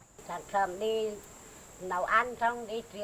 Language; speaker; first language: Vietnamese; non-native, local second language; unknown